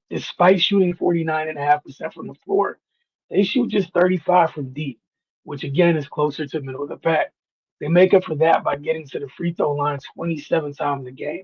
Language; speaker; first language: English; native; English